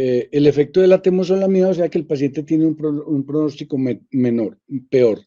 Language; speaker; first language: Spanish; native; Spanish